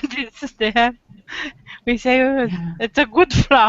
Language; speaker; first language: English; non-native, learner; Romanian